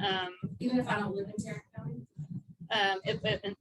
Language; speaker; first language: English; native; English